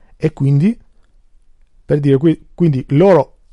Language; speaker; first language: Italian; early bilingual, other home language; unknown